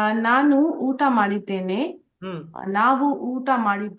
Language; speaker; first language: Kannada; non-native, learner; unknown